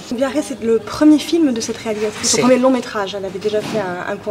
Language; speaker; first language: French; native; French